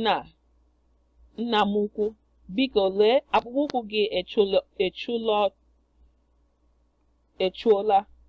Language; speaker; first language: Igbo; non-native, learner; English